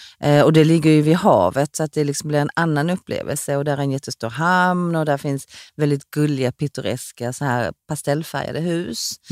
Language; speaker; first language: Swedish; early bilingual, other home language; Korean